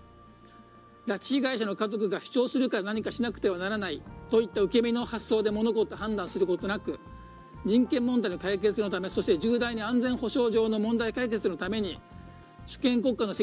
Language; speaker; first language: Japanese; native; Japanese